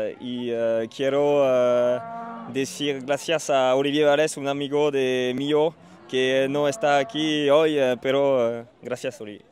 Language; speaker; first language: Spanish; non-native, learner; French